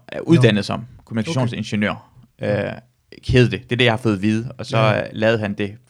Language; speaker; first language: Danish; early bilingual, other home language; Persian